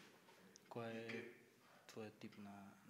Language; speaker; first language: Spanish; non-native, learner; Macedonian